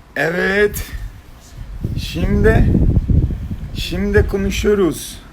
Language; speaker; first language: Turkish; non-native, learner; Portuguese